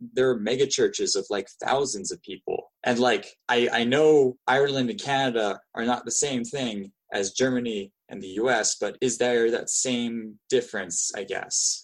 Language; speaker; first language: English; native; English